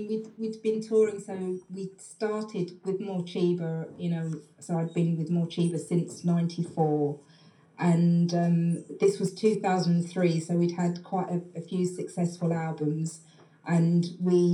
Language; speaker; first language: English; native; English